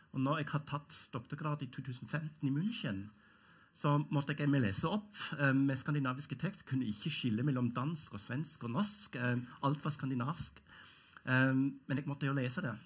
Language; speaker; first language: Norwegian; non-native, fluent; German